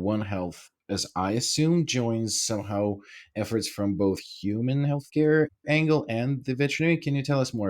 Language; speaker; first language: English; non-native, fluent; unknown